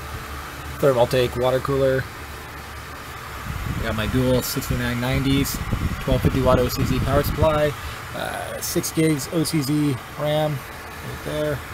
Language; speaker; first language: English; native; English